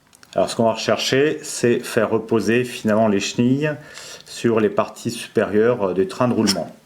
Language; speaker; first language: French; native; French